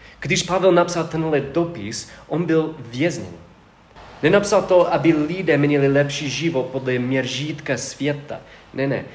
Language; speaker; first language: Czech; non-native, fluent; English